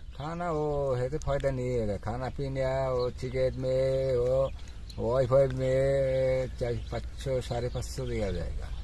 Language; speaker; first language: Hindi; non-native, learner; Bangla